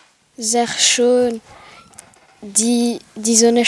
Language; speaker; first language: German; non-native, learner; French